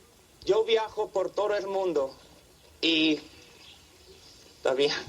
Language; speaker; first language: Spanish; non-native, fluent; English